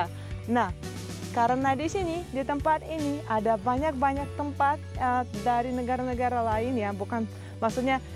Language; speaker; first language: Indonesian; non-native, fluent; Russian